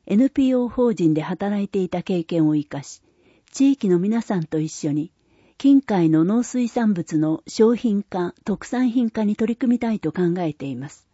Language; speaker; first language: Japanese; native; Japanese